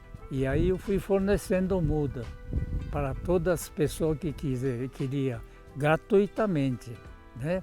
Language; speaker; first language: Portuguese; non-native, local second language; Japanese